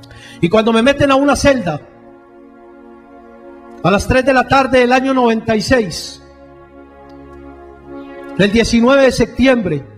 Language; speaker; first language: Spanish; native; Spanish